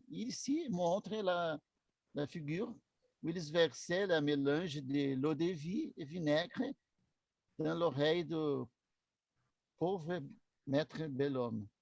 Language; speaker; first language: French; non-native, learner; Portuguese